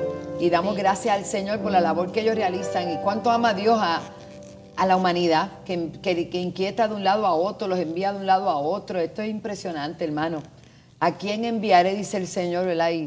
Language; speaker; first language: Spanish; native; Spanish